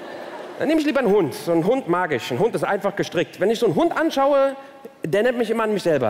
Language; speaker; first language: German; early bilingual, other home language; Turkish